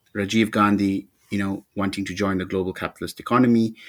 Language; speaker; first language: English; native; English